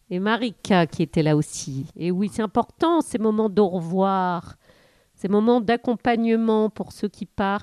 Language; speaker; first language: French; native; French